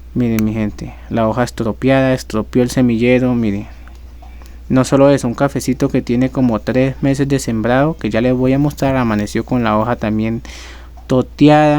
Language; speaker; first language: Spanish; native; Spanish